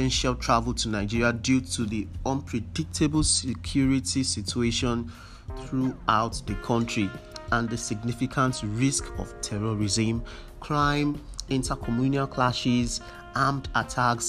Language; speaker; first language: English; non-native, local second language; Yoruba